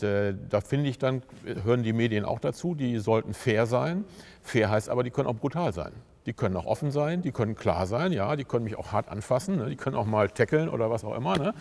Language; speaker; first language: German; native; German